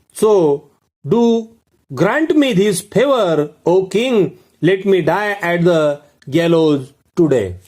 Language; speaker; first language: English; non-native, local second language; Marathi